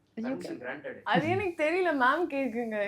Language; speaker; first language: Tamil; non-native, learner; Telugu